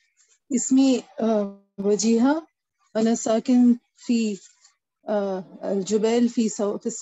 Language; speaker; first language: Arabic; non-native, learner; Urdu